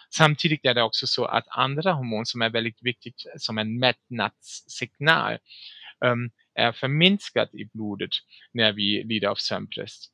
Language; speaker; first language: Swedish; non-native, fluent; German